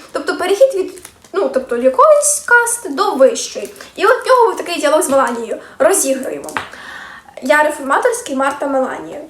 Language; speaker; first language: Ukrainian; native; Ukrainian